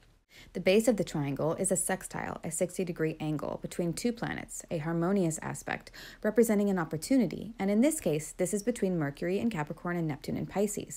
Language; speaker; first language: English; native; English